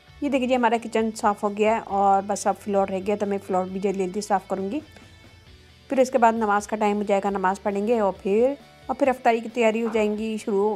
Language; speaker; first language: Urdu; native; Urdu